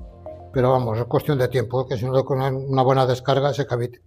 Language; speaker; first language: Spanish; native; Spanish